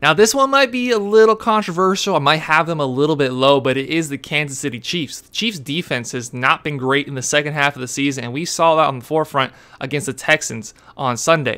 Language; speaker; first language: English; native; English